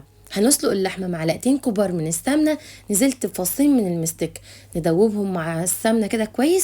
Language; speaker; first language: Arabic; native; Arabic